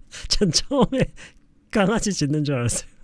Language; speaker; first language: Korean; native; Korean